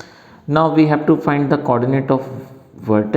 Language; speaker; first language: English; non-native, local second language; Hindi